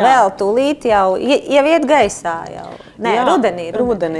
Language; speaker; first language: Latvian; native; Latvian